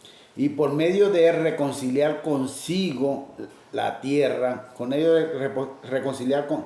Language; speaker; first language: Spanish; native; Spanish